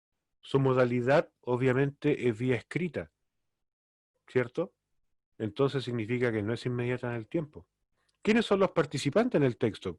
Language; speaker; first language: Spanish; native; Spanish